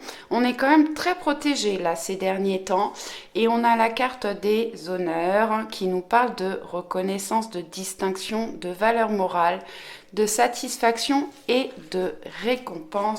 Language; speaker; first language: French; native; French